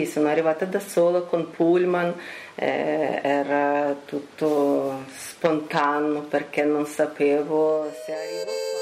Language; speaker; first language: Italian; non-native, learner; Russian